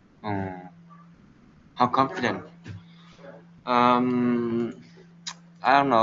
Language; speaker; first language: English; non-native, learner; Vietnamese